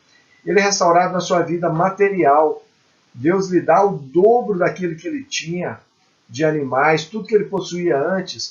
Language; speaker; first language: Portuguese; native; Portuguese